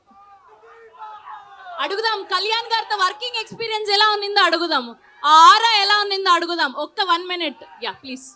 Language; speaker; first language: Telugu; native; Telugu